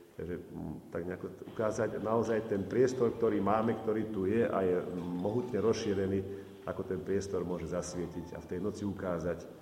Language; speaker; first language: Slovak; native; Slovak